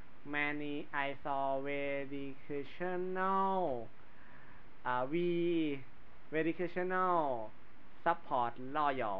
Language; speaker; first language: English; non-native, learner; Thai